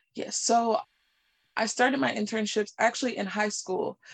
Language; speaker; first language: English; native; English